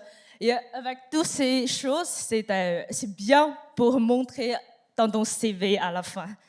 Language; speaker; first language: French; non-native, learner; Chinese